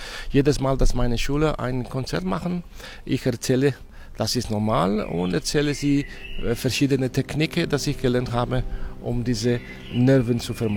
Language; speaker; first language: German; non-native, fluent; Catalan